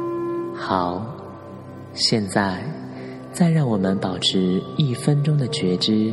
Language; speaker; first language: Chinese; native; Chinese